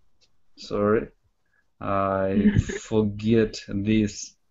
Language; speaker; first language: English; non-native, learner; Russian